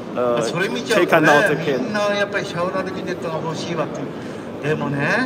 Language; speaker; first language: Japanese; native; Japanese